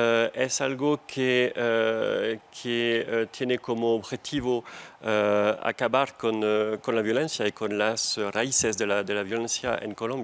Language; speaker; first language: Spanish; non-native, fluent; French